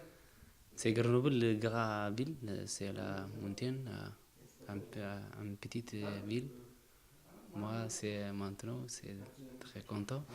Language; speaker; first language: French; non-native, learner; Tigrinya